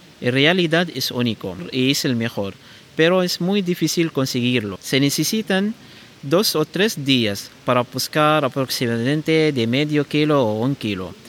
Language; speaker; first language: Spanish; non-native, learner; Arabic